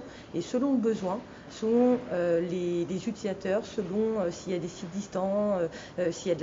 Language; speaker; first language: French; native; French